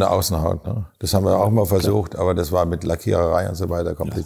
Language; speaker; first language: German; native; German